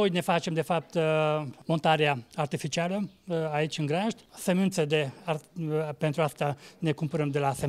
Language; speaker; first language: Romanian; non-native, local second language; Hungarian